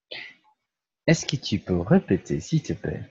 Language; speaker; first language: French; non-native, fluent; Portuguese